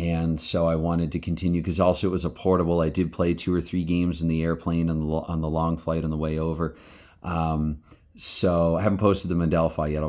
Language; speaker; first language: English; native; English